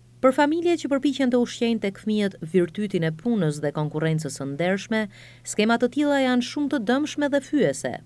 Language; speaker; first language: Albanian; native; Albanian